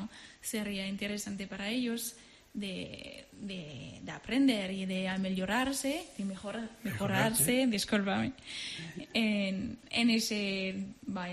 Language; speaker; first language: Spanish; non-native, learner; French